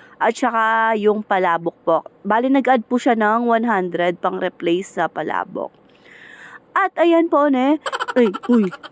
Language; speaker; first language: Filipino; native; Filipino